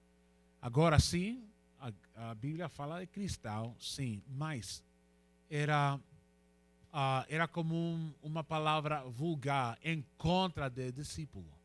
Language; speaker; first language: Portuguese; non-native, fluent; Spanish